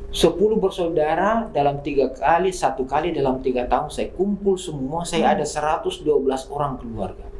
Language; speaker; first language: Indonesian; non-native, local second language; Buginese